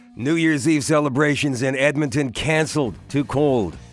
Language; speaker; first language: English; native; English